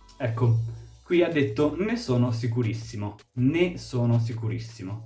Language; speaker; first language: Italian; native; Italian